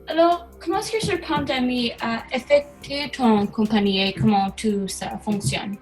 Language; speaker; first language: French; non-native, learner; English